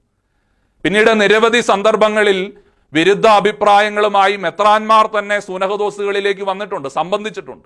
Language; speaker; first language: Malayalam; native; Malayalam